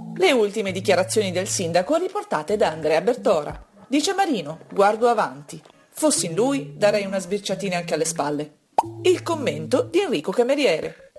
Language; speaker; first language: Italian; native; Italian